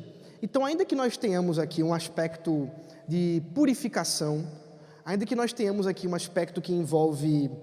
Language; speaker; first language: Portuguese; native; Portuguese